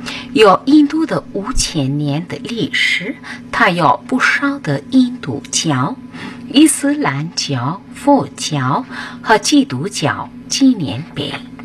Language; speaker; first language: Chinese; non-native, fluent; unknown